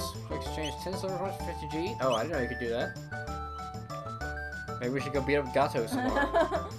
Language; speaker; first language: English; native; English